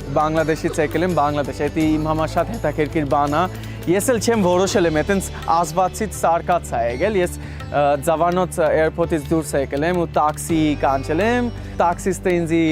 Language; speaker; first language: Armenian; non-native, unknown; Bangla